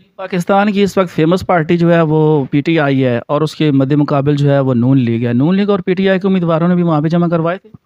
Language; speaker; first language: Urdu; non-native, local second language; Punjabi